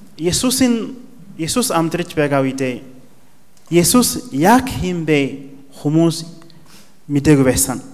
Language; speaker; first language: Mongolian; non-native, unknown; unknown